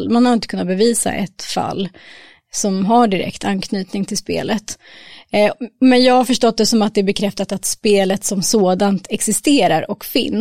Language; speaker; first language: Swedish; native; Swedish